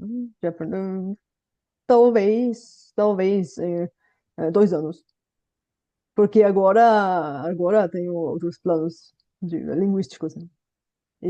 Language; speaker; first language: Portuguese; non-native, fluent; Bulgarian